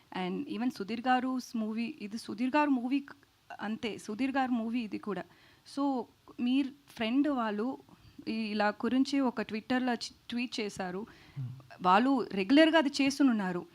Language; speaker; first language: Telugu; non-native, learner; Tamil